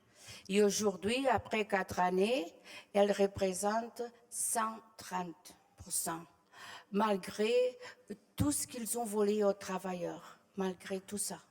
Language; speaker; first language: French; non-native, fluent; Portuguese